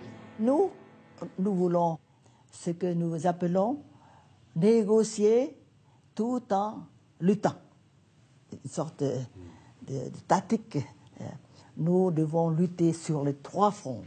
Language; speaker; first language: French; non-native, fluent; Vietnamese